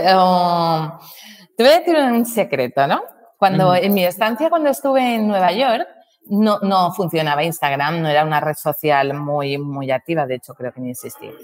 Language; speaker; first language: Spanish; native; Spanish